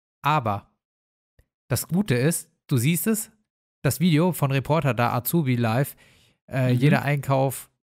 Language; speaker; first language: German; native; German